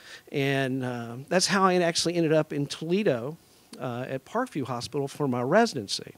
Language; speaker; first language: English; native; English